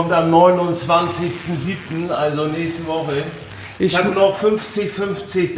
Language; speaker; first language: German; native; German